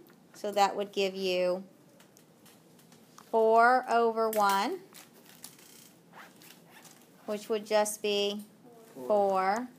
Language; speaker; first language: English; native; English